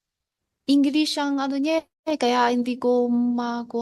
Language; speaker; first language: Filipino; non-native, learner; Chinese